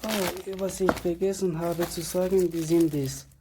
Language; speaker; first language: German; non-native, learner; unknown